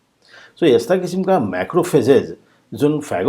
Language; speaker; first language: Nepali; native; Nepali